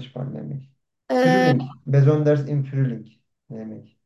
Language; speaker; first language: German; non-native, learner; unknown